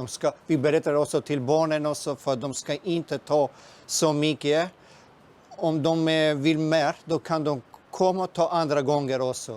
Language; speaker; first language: Swedish; non-native, fluent; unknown